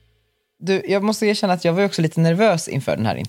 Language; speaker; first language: Swedish; native; Swedish